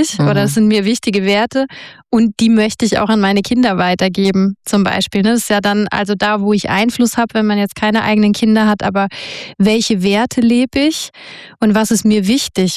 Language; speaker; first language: German; native; German